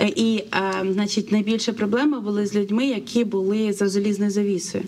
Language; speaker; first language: Ukrainian; native; Ukrainian